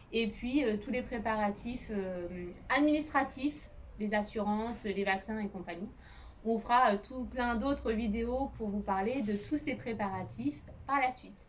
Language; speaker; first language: French; native; French